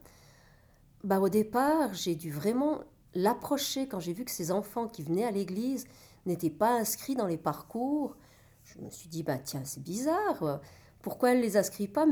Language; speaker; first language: French; native; French